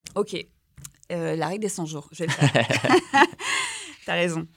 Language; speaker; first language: French; native; French